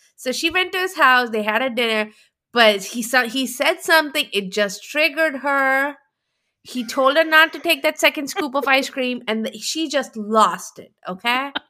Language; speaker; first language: English; native; English